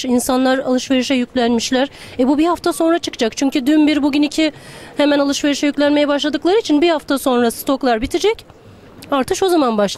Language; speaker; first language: Turkish; native; Turkish